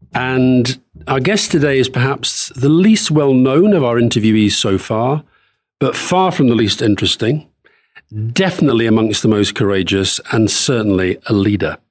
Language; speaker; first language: English; native; English